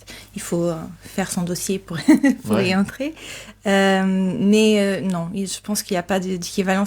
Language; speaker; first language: French; non-native, fluent; Portuguese